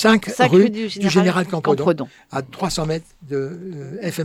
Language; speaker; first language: French; native; French